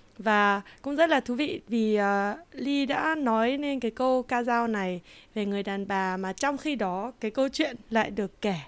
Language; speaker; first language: Vietnamese; early bilingual, heritage; Vietnamese